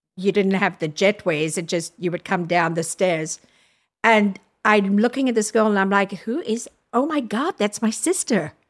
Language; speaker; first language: English; native; English